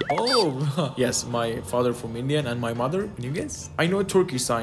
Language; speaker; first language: English; non-native, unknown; Persian